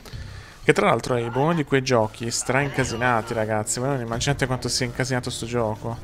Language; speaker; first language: Italian; native; Italian